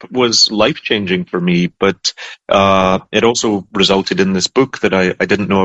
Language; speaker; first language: English; native; English